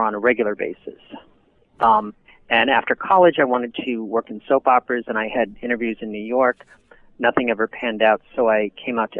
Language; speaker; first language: English; native; English